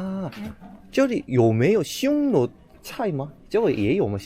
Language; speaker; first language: Chinese; non-native, fluent; Korean